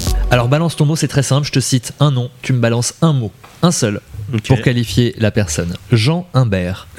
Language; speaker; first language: French; native; French